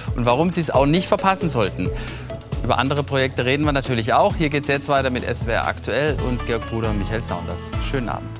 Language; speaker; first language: German; native; German